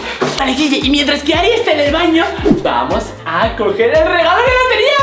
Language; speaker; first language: Spanish; native; Spanish